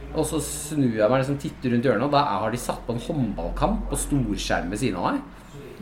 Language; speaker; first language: Norwegian; native; Norwegian